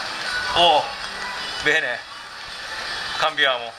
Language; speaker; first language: Italian; non-native, learner; Japanese